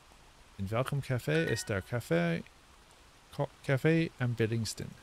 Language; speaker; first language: German; non-native, learner; English